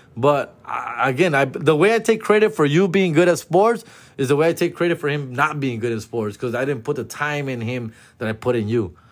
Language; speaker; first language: English; early bilingual, other home language; Spanish